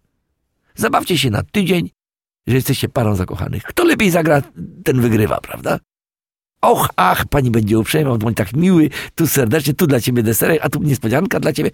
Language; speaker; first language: Polish; native; Polish